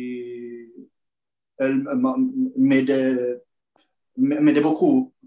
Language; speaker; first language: French; non-native, learner; Portuguese